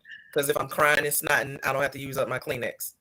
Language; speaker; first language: English; native; English